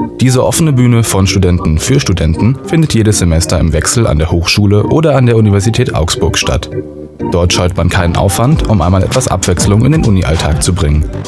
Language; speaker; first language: German; native; German